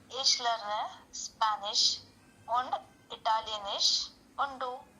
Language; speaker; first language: German; non-native, learner; Marathi